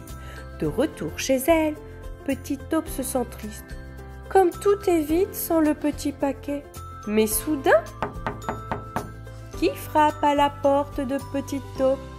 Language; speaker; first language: French; native; French